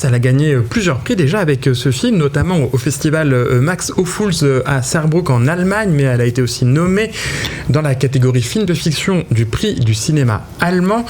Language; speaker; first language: French; native; French